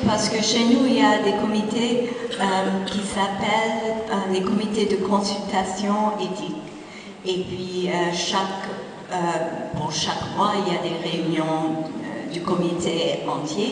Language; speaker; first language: French; non-native, fluent; English